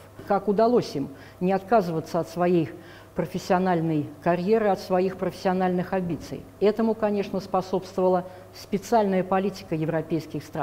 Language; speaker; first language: Russian; native; Russian